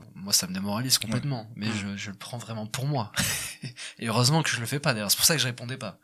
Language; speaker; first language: French; native; French